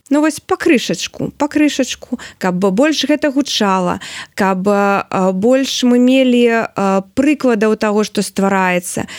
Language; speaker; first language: Belarusian; non-native, local second language; Russian